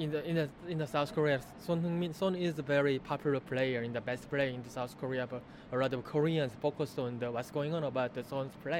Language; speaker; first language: English; non-native, learner; Korean